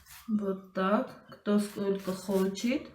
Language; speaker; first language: Russian; non-native, local second language; Armenian